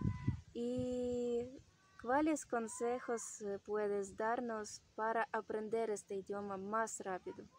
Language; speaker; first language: Spanish; non-native, learner; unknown